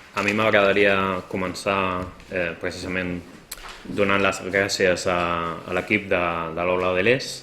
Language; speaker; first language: Catalan; non-native, local second language; Spanish